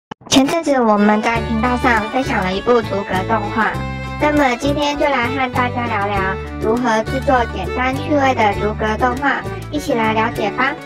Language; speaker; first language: Chinese; native; Chinese